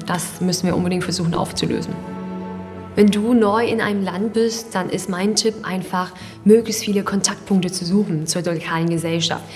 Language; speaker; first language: German; early bilingual, other home language; Chinese